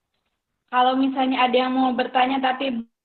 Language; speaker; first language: Indonesian; native; Indonesian